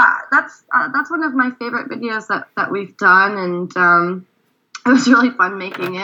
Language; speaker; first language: English; native; English